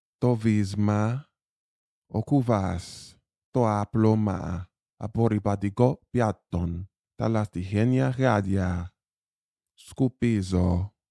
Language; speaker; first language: Greek; non-native, learner; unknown